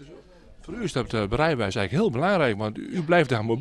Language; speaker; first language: Dutch; native; Dutch